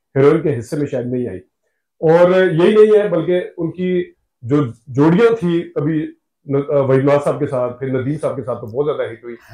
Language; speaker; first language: Urdu; native; Urdu